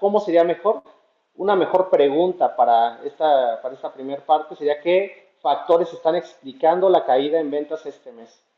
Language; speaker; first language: Spanish; native; Spanish